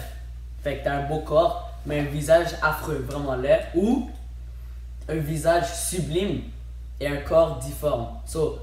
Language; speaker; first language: French; native; French